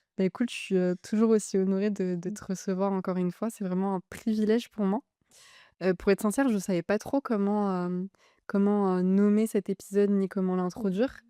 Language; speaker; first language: French; native; French